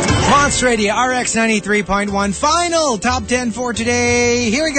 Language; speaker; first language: English; non-native, local second language; Filipino